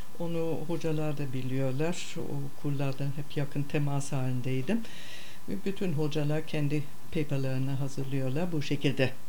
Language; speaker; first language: Turkish; non-native, fluent; German